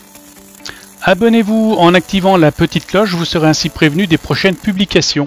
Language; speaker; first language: French; native; French